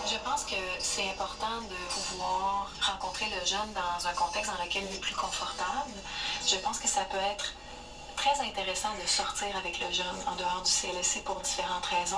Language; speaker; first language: French; native; French